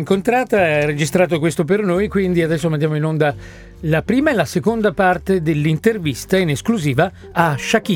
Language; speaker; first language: Italian; native; Italian